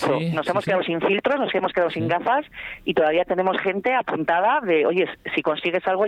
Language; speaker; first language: Spanish; native; Spanish